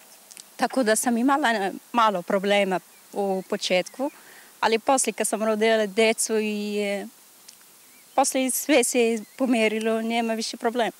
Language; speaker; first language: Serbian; non-native, learner; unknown